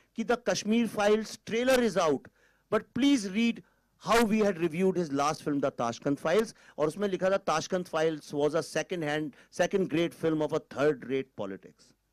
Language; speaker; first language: Hindi; native; Hindi